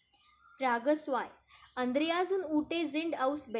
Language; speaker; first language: German; non-native, fluent; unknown